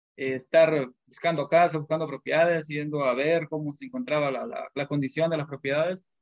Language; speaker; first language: Spanish; native; Spanish